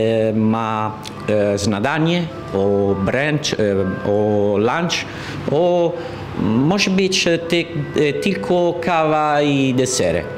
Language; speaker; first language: Polish; non-native, learner; Italian